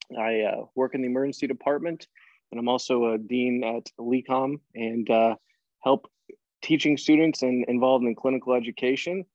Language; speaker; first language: English; native; English